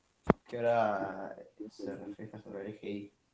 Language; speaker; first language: Spanish; native; Spanish